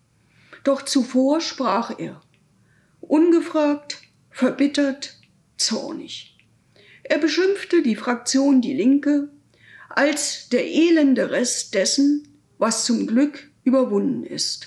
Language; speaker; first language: German; native; German